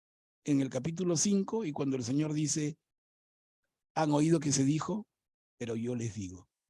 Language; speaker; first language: Spanish; native; Spanish